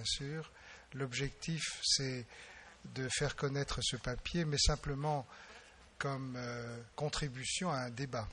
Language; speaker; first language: French; native; French